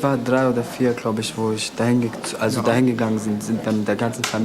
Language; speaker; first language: German; early bilingual, other home language; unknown